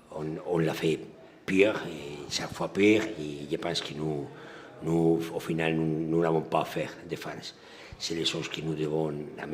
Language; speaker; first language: French; non-native, learner; Spanish